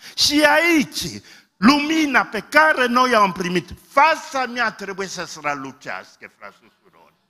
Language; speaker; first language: Romanian; non-native, fluent; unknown